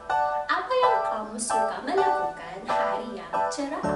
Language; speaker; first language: Indonesian; non-native, learner; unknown